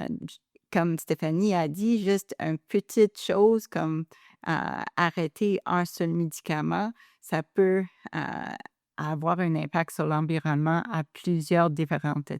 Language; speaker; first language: French; non-native, local second language; English